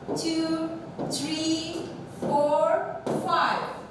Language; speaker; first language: English; non-native, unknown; Turkish